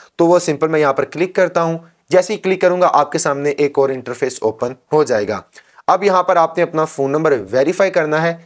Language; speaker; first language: Urdu; non-native, local second language; Punjabi